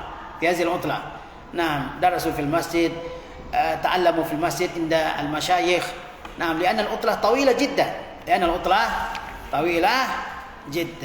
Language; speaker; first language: Arabic; non-native, fluent; Indonesian